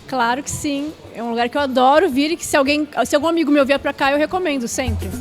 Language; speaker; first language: Portuguese; native; Portuguese